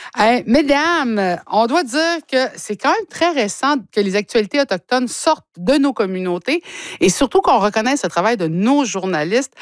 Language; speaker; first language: French; native; French